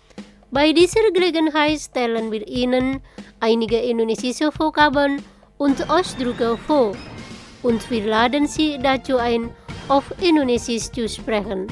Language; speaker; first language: German; non-native, fluent; Indonesian